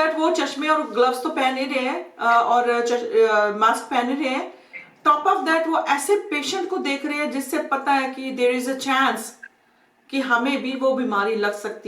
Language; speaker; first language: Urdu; non-native, local second language; Punjabi